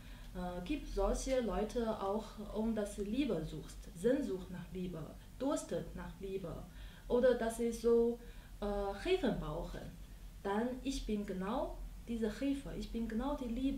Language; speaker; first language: German; non-native, learner; Chinese